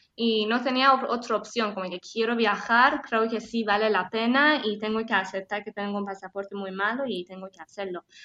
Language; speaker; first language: Spanish; non-native, fluent; Persian